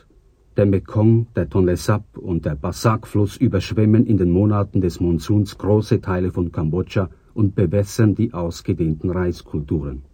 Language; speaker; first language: German; native; German